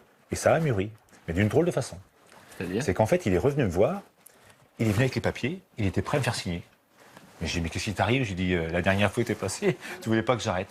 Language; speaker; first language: French; native; French